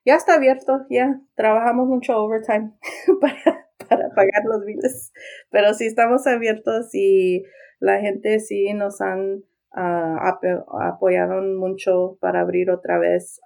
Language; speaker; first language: Spanish; early bilingual, heritage; Spanish